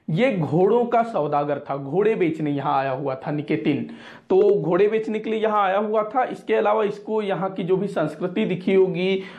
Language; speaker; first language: Hindi; non-native, local second language; Marathi